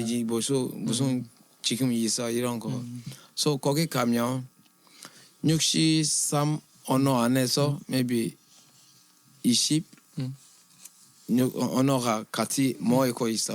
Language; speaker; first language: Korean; non-native, learner; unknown